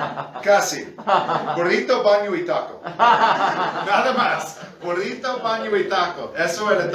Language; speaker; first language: Spanish; non-native, fluent; English